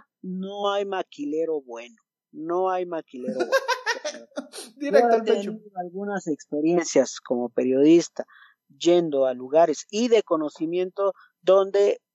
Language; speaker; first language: Spanish; native; Spanish